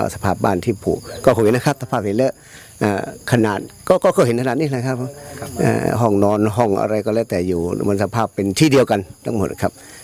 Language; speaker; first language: Thai; non-native, local second language; Pattani Malay